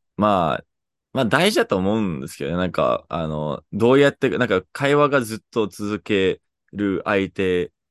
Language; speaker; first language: Japanese; non-native, fluent; English